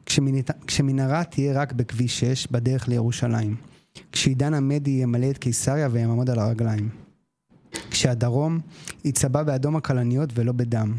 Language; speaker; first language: Hebrew; native; Hebrew